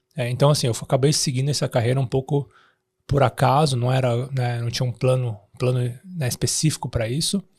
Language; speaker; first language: Portuguese; early bilingual, other home language; Chinese